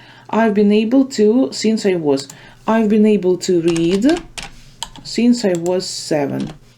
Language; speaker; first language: English; non-native, fluent; Ukrainian